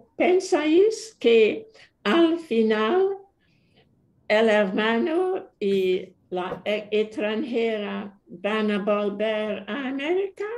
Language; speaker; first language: Spanish; non-native, fluent; English